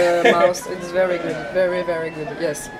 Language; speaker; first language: English; non-native, learner; French